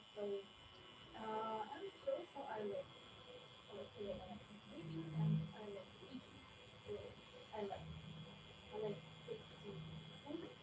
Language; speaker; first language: English; non-native, learner; Ukrainian